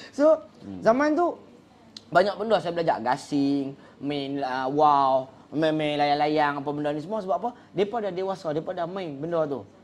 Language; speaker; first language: Malay; native; Malay